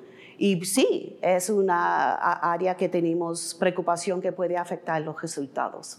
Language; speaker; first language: Spanish; early bilingual, heritage; English